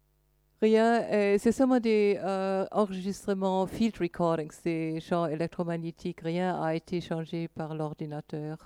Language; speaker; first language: French; non-native, fluent; German